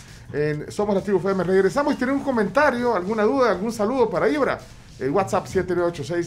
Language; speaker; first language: Spanish; native; Spanish